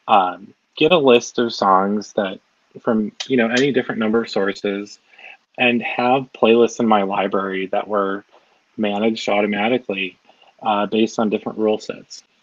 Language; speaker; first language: English; native; English